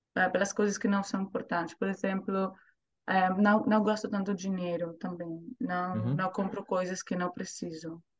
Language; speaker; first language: Portuguese; non-native, fluent; Greek